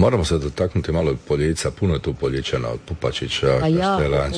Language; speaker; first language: Serbian; native; Serbian